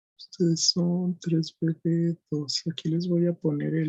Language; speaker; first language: Spanish; native; Spanish